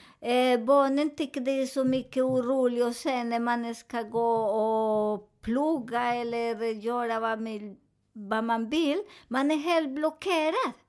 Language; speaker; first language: Swedish; non-native, learner; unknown